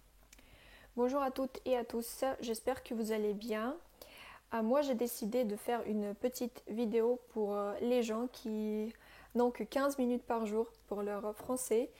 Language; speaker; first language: French; non-native, fluent; Russian